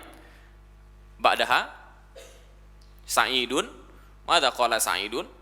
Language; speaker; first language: Arabic; non-native, fluent; Indonesian